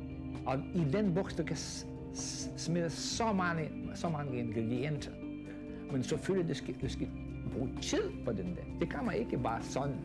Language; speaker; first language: Danish; non-native, fluent; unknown